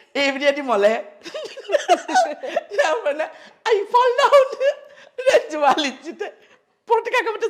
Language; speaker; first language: Malayalam; non-native, learner; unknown